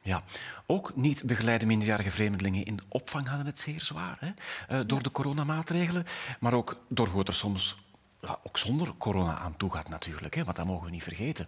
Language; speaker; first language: Dutch; native; Dutch